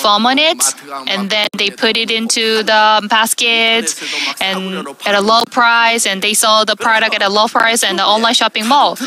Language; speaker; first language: English; non-native, fluent; Korean